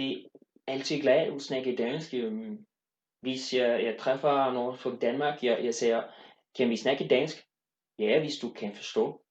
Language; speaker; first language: Danish; non-native, learner; Swedish